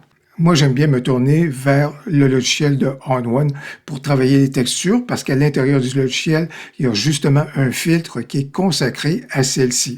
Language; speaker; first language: French; native; French